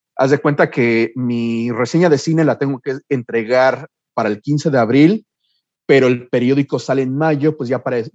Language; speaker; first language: Spanish; early bilingual, heritage; Spanish